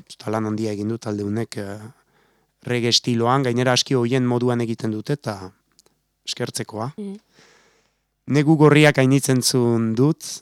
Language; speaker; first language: Basque; native; Basque